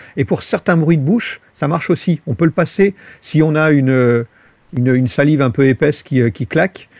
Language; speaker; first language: French; native; French